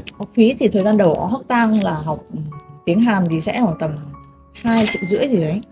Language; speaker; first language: Vietnamese; native; Vietnamese